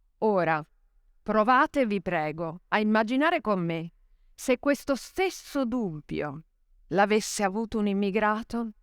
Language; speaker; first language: Italian; native; Italian